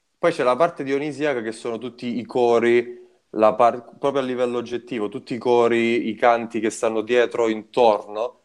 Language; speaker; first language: Italian; native; Italian